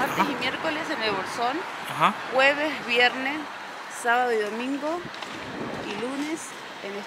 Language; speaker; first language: Spanish; native; Spanish